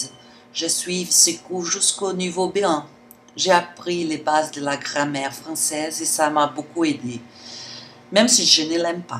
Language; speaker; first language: French; non-native, learner; Portuguese